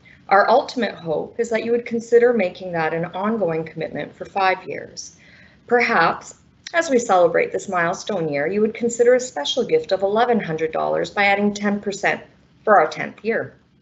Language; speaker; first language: English; native; English